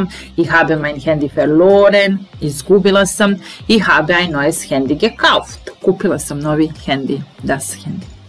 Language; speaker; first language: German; non-native, fluent; Serbian